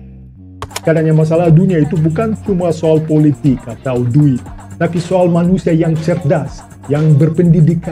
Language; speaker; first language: Indonesian; non-native, fluent; Russian